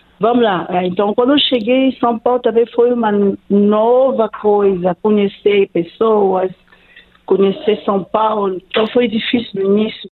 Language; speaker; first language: Portuguese; non-native, fluent; Lingala